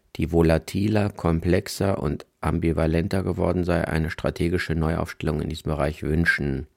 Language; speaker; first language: German; native; German